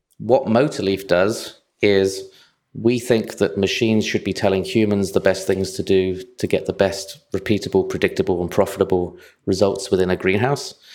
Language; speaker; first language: English; native; English